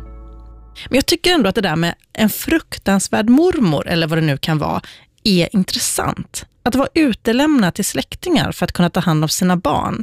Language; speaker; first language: Swedish; native; Swedish